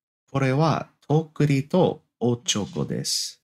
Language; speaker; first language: Japanese; non-native, learner; English